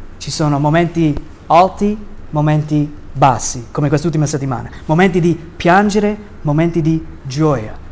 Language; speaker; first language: Italian; non-native, fluent; English